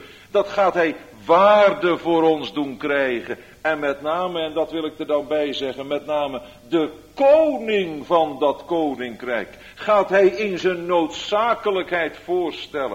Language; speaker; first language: Dutch; native; Dutch